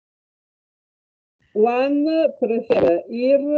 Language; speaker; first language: Spanish; non-native, learner; Italian